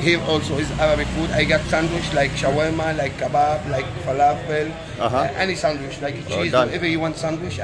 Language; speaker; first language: English; non-native, learner; Arabic